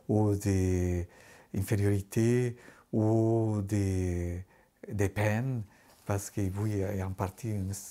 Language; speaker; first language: French; non-native, fluent; Spanish